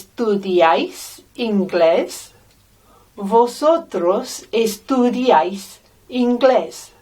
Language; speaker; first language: Spanish; non-native, fluent; English